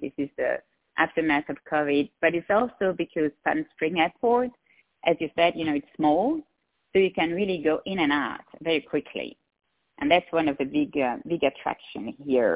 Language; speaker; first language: English; non-native, fluent; French